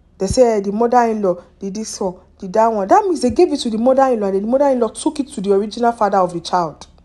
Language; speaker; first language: Nigerian Pidgin; non-native, local second language; Yoruba